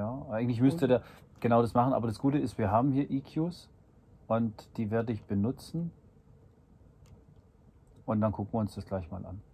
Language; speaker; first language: German; native; German